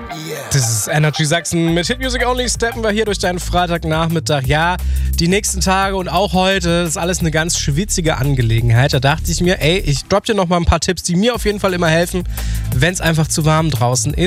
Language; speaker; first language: German; native; German